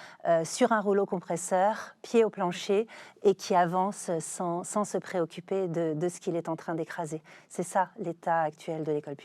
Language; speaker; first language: French; native; French